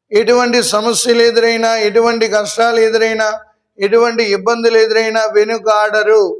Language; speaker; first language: Telugu; native; Telugu